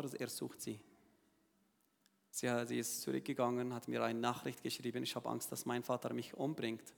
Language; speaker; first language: German; non-native, learner; Arabic